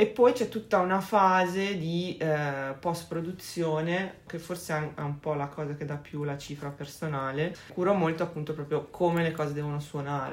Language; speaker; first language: Italian; native; Italian